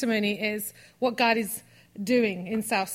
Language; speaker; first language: English; native; English